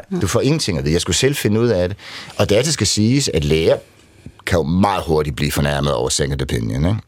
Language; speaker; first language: Danish; native; Danish